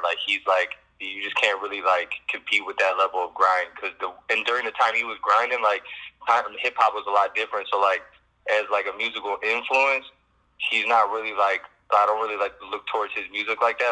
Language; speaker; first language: English; native; English